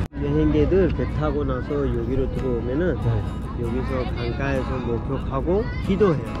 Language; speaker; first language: Korean; non-native, learner; Hindi